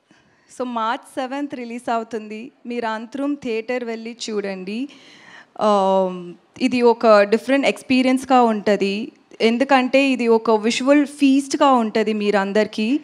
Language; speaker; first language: Telugu; non-native, learner; Tamil